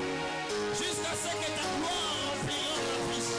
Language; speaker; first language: French; non-native, local second language; Lingala